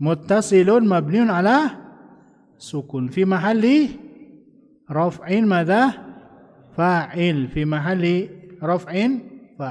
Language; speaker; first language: Arabic; non-native, fluent; Indonesian